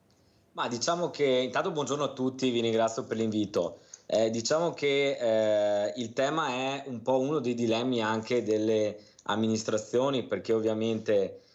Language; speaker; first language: Italian; native; Italian